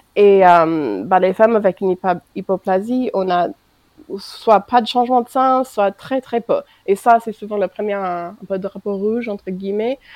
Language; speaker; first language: French; non-native, fluent; English